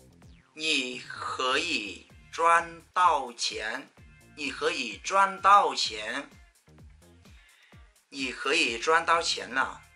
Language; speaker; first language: Chinese; non-native, fluent; Vietnamese